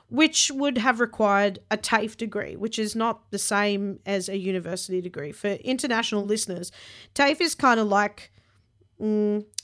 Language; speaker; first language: English; early bilingual, other home language; Hindi